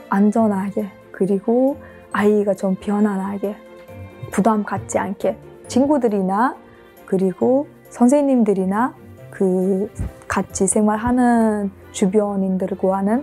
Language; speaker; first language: Korean; non-native, fluent; Uzbek